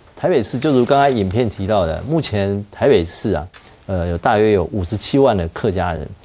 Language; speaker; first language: Chinese; native; Chinese